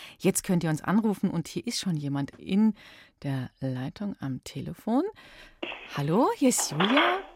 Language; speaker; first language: German; native; German